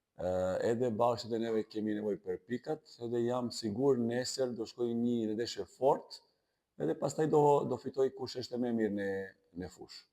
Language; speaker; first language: Albanian; non-native, learner; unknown